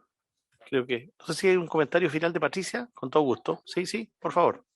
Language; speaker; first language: Spanish; native; Spanish